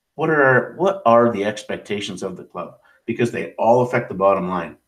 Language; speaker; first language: English; native; English